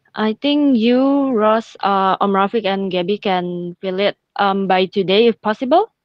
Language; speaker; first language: English; non-native, fluent; Indonesian